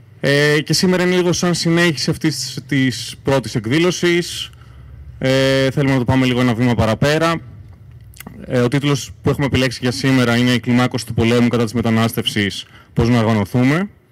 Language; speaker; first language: Greek; native; Greek